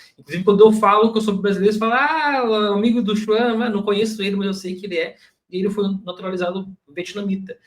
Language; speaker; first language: Portuguese; native; Portuguese